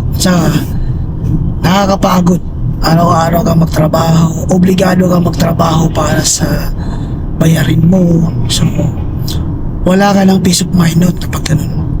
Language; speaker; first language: Filipino; non-native, local second language; Cebuano